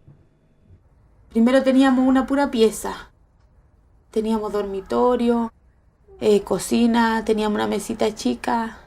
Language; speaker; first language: Spanish; native; Spanish